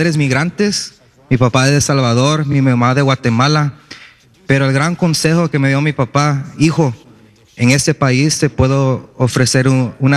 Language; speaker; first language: Spanish; early bilingual, heritage; Spanish